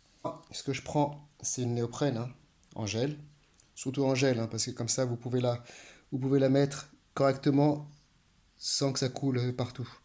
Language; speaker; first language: French; native; French